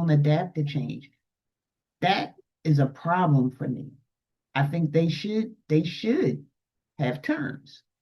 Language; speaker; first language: English; native; English